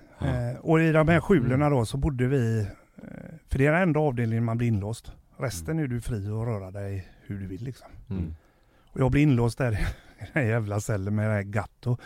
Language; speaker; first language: Swedish; native; Swedish